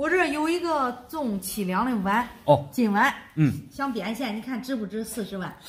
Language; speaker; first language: Chinese; native; Chinese